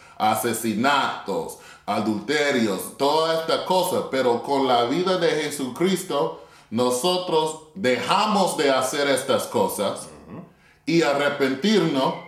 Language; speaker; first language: Spanish; non-native, fluent; English